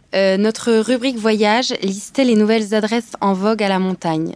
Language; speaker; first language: French; native; French